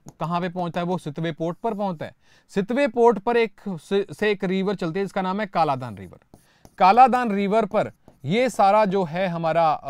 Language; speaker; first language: Hindi; non-native, local second language; Punjabi